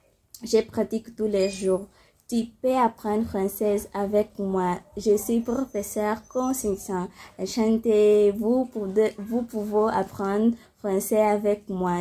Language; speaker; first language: French; non-native, learner; Portuguese